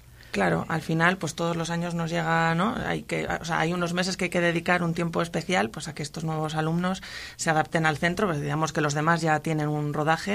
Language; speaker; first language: Spanish; native; Spanish